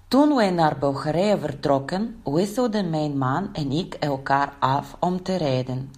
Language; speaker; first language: Dutch; non-native, learner; Bulgarian